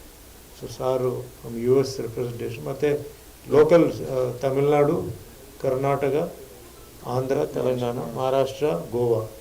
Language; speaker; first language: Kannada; non-native, local second language; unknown